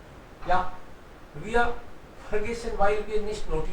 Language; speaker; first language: German; non-native, fluent; Hindi